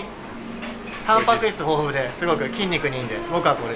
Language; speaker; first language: Japanese; native; Japanese